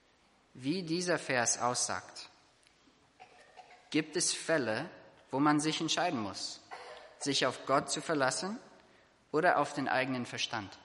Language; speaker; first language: German; non-native, fluent; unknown